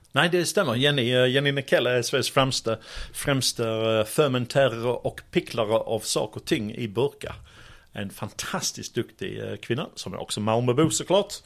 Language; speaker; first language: Swedish; non-native, fluent; English